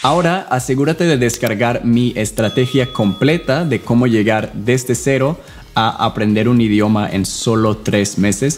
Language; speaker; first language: Spanish; non-native, fluent; English